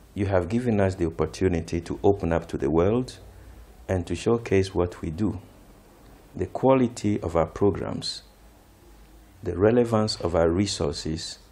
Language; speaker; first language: English; non-native, fluent; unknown